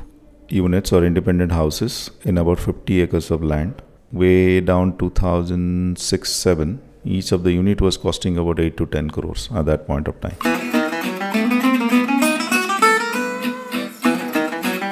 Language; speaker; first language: English; non-native, local second language; Odia